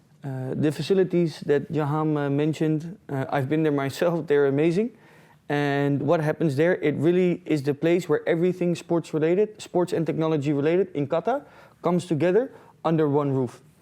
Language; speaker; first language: English; non-native, fluent; Dutch